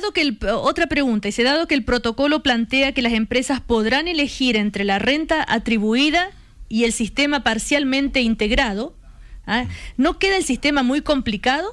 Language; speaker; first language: Spanish; native; Spanish